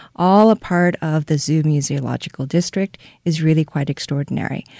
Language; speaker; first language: English; non-native, fluent; Korean